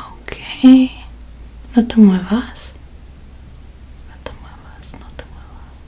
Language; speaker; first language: Spanish; early bilingual, heritage; Spanish